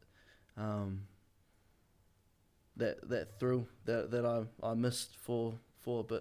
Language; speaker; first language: English; native; English